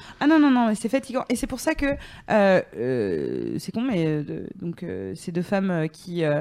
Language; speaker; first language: French; native; French